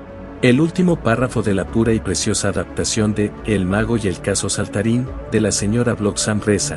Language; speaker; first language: Spanish; native; Spanish